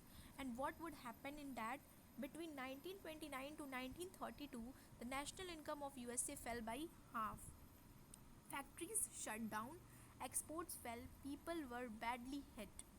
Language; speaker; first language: English; non-native, local second language; Hindi